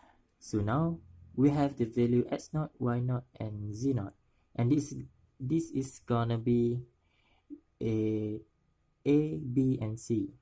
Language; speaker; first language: English; non-native, local second language; Malay